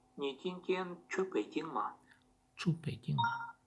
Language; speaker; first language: Chinese; non-native, learner; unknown